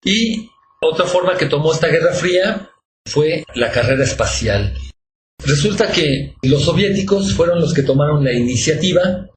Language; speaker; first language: Spanish; native; Spanish